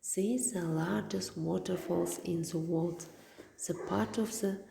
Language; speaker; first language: English; non-native, fluent; Kazakh